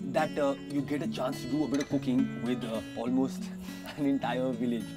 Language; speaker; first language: English; non-native, local second language; Hindi